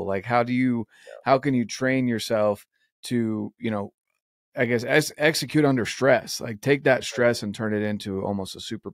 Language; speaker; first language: English; native; English